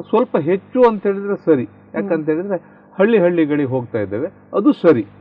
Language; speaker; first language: Kannada; native; Kannada